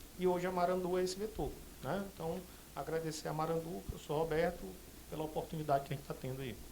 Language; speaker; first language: Portuguese; native; Portuguese